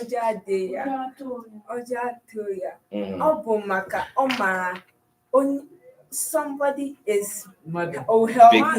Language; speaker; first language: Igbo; non-native, learner; English